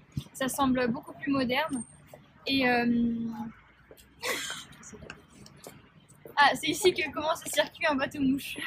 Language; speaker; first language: French; non-native, fluent; Danish